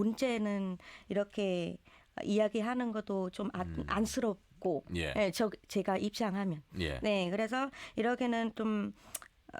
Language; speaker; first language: Korean; non-native, learner; Vietnamese